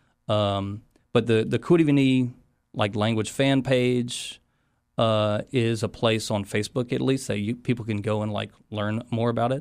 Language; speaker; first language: English; native; English